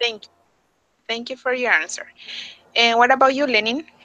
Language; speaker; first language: English; non-native, fluent; Spanish